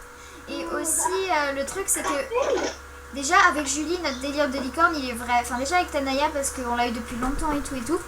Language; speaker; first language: French; native; French